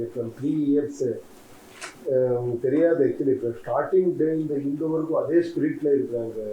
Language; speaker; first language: Tamil; non-native, learner; Kannada